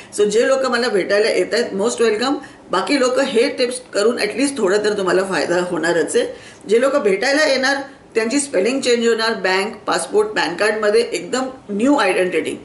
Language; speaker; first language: Marathi; non-native, local second language; Sindhi